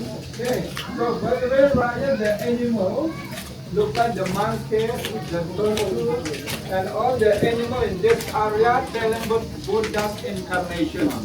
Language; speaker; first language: English; non-native, learner; Indonesian